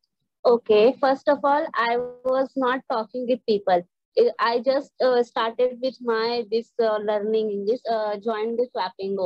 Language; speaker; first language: English; non-native, learner; Hindi